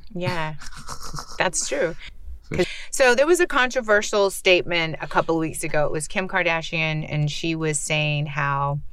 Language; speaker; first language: English; native; English